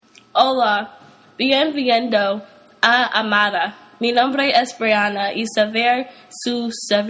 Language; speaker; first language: Spanish; non-native, learner; English